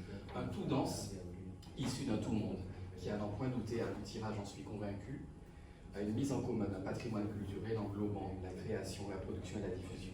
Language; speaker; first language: French; native; French